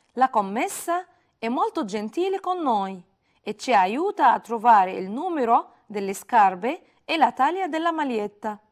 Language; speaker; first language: Italian; non-native, fluent; Arabic